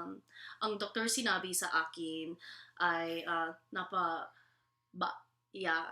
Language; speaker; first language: Filipino; non-native, learner; English